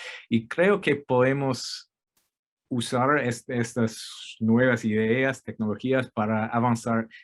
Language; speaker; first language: Spanish; non-native, fluent; English